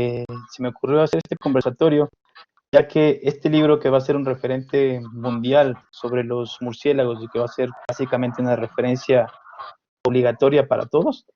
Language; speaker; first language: Spanish; native; Spanish